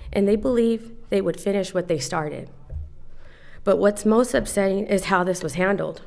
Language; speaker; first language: English; native; English